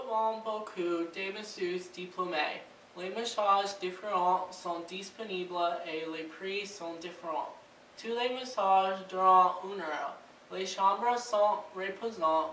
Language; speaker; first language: French; non-native, learner; English